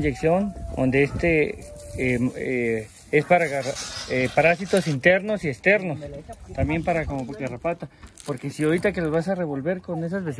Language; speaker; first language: Spanish; native; Spanish